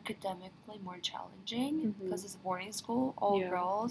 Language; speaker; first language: English; non-native, fluent; Korean